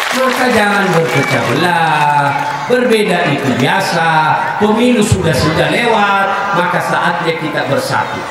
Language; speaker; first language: Indonesian; non-native, local second language; Buginese